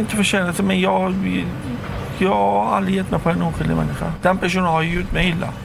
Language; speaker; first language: Swedish; non-native, fluent; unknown